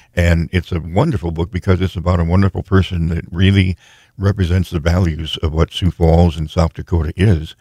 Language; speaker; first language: English; native; English